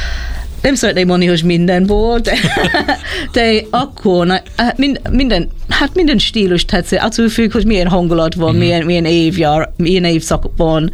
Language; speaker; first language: Hungarian; non-native, fluent; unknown